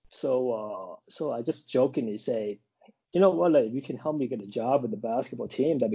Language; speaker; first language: English; non-native, local second language; Cantonese